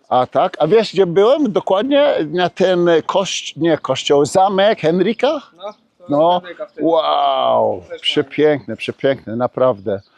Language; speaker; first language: Polish; early bilingual, heritage; Polish